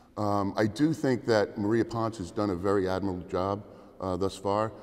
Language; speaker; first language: English; native; English